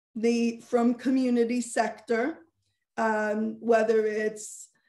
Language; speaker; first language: English; native; English